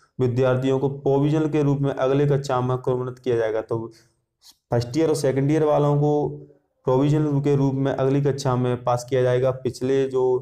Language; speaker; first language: Hindi; native; Hindi